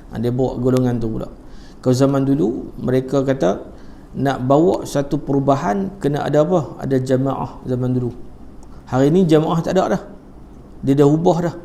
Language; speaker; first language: Malay; native; Malay